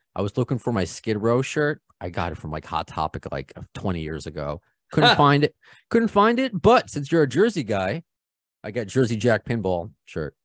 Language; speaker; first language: English; native; English